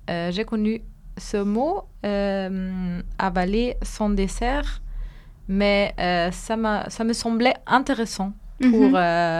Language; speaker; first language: French; non-native, fluent; Spanish